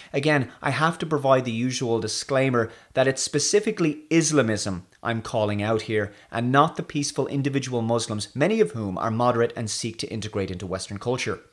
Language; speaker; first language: English; native; English